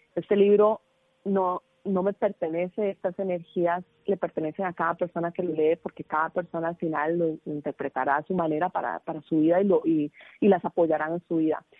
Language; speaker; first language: Spanish; native; Spanish